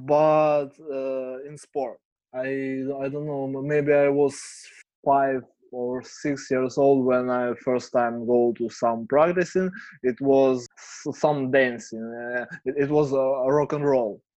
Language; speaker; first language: English; non-native, learner; Ukrainian